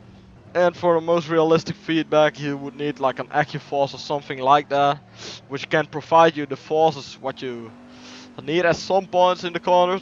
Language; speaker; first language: English; non-native, fluent; Dutch